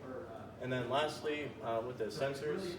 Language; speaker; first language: English; native; English